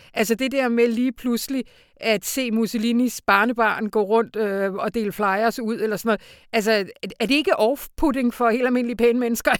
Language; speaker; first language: Danish; native; Danish